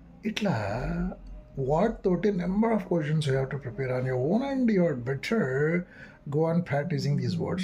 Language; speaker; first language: English; non-native, local second language; Telugu